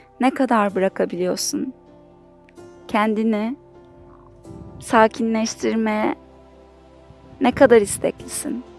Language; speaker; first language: Turkish; native; Turkish